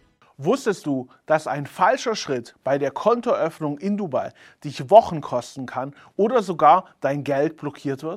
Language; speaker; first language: German; native; German